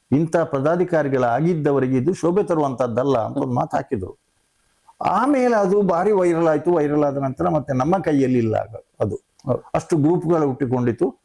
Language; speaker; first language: Kannada; non-native, local second language; Tulu